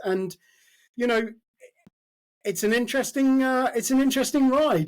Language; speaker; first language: English; native; English